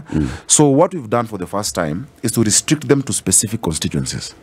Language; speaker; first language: English; non-native, local second language; Swahili